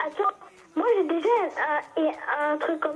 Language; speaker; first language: French; early bilingual, other home language; Turkish